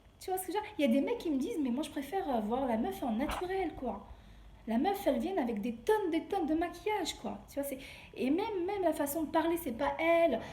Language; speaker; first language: French; early bilingual, other home language; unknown